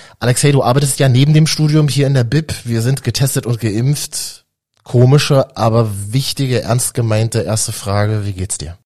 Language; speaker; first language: German; native; German